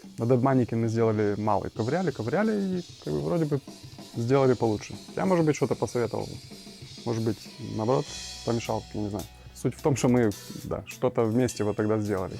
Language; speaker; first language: Russian; native; Russian